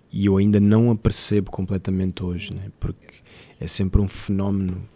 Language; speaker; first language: Portuguese; native; Portuguese